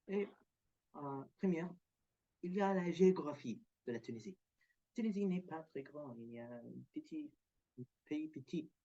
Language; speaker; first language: French; non-native, learner; Arabic